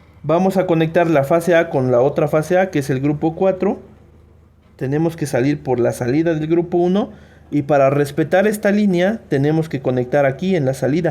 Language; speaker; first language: Spanish; native; Spanish